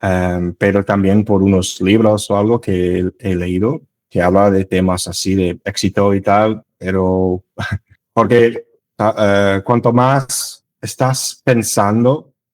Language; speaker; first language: Spanish; non-native, fluent; English